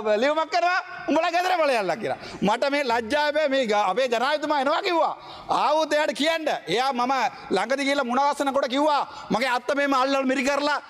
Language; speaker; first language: Sinhala; non-native, local second language; Tamil